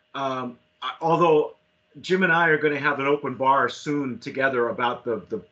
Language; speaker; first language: English; native; English